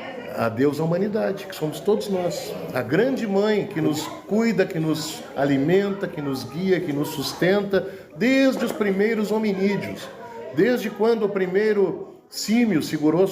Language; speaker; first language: Portuguese; native; Portuguese